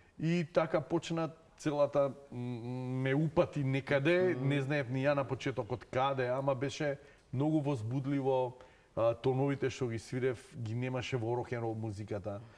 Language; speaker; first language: Macedonian; native; Macedonian